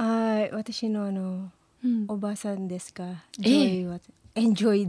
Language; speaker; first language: Japanese; non-native, learner; Filipino